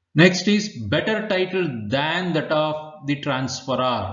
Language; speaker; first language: English; non-native, local second language; Kannada